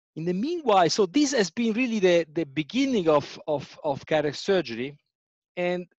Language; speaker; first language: English; non-native, fluent; Italian